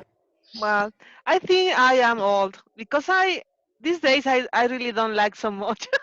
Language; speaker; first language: English; non-native, learner; Spanish